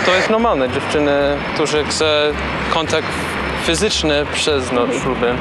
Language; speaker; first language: Polish; non-native, learner; English